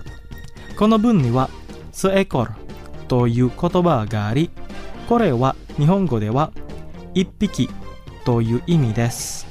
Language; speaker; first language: Japanese; non-native, fluent; Indonesian